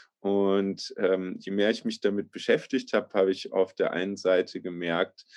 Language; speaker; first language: German; native; German